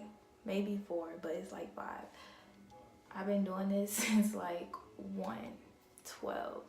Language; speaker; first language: English; native; English